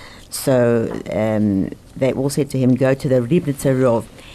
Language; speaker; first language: English; native; English